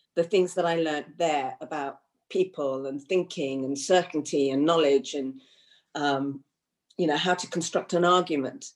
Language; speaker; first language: English; early bilingual, other home language; Hindi